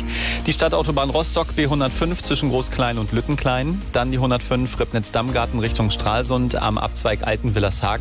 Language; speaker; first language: German; native; German